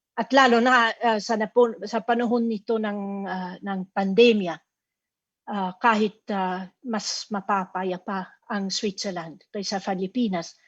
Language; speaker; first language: Filipino; non-native, fluent; German